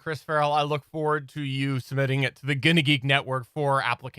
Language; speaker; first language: English; native; English